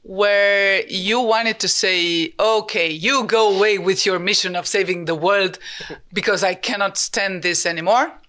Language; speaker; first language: English; non-native, fluent; Romanian